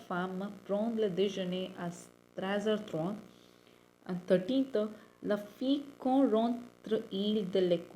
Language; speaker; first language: French; non-native, learner; Tamil